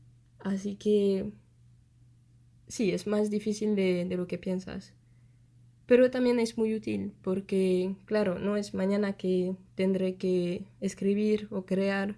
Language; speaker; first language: Spanish; non-native, fluent; French